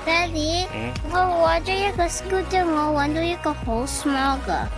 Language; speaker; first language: Cantonese; early bilingual, heritage; English